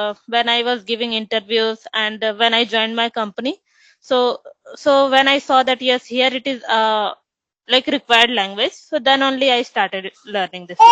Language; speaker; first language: English; non-native, local second language; Hindi